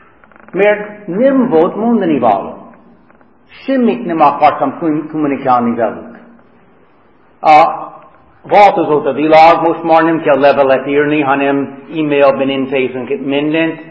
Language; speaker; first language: Hungarian; non-native, fluent; English